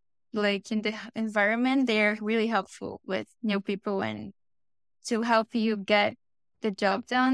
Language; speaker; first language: English; non-native, fluent; Portuguese